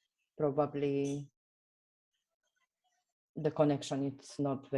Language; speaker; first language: English; non-native, fluent; Romanian